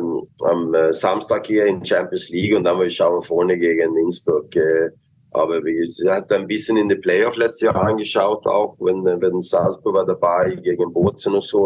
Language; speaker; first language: German; non-native, learner; Swedish